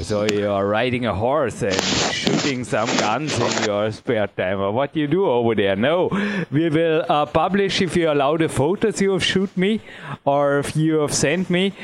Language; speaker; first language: English; non-native, fluent; German